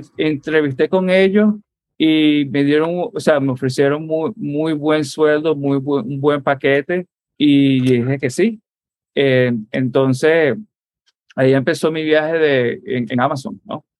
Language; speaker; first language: Spanish; native; Spanish